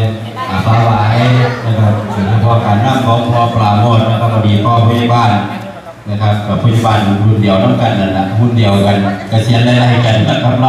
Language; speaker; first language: Thai; non-native, local second language; Northeastern Thai